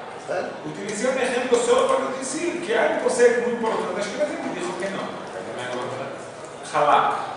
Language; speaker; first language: Spanish; non-native, fluent; Portuguese